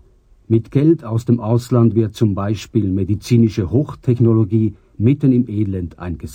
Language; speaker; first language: German; native; German